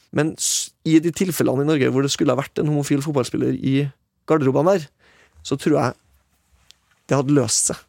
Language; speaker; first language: Norwegian; native; Norwegian